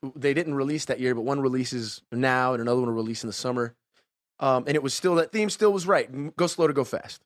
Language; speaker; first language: English; native; English